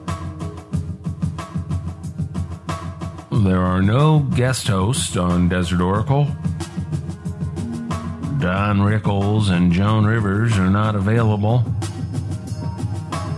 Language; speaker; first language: English; native; English